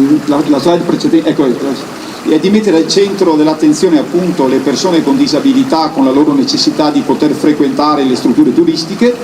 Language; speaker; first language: Italian; native; Italian